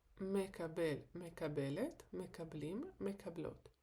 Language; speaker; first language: Hebrew; non-native, fluent; Ukrainian